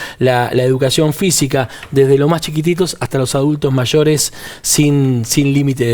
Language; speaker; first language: Spanish; native; Spanish